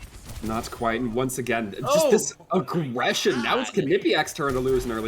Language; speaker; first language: English; native; English